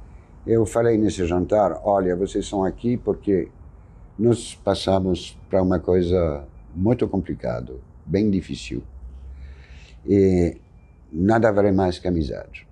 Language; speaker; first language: Portuguese; non-native, fluent; French